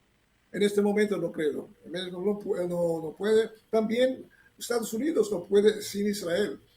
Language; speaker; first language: Spanish; non-native, fluent; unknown